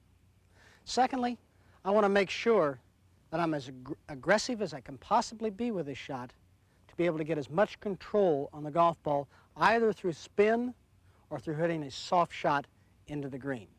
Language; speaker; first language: English; native; English